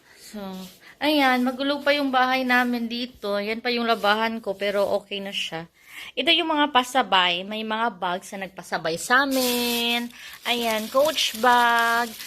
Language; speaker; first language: Filipino; non-native, local second language; Cebuano